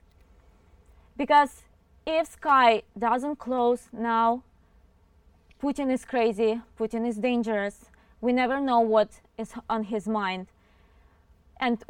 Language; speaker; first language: English; non-native, fluent; Ukrainian